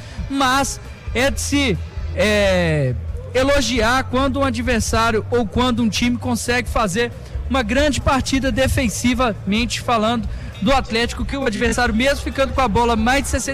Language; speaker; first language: Portuguese; native; Portuguese